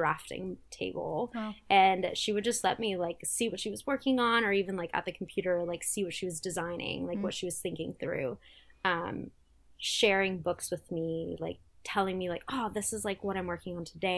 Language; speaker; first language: English; early bilingual, other home language; Spanish